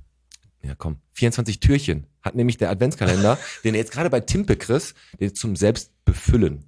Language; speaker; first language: German; native; German